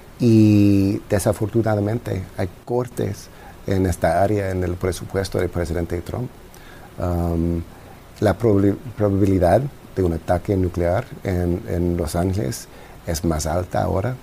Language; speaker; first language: Spanish; non-native, fluent; English